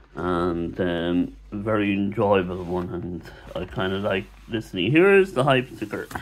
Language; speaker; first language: English; native; English